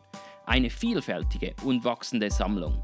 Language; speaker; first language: German; native; German